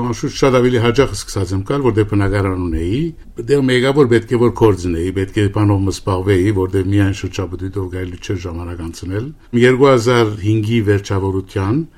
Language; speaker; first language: Armenian; early bilingual, heritage; Armenian